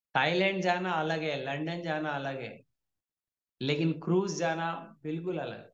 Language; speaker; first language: Hindi; non-native, local second language; Telugu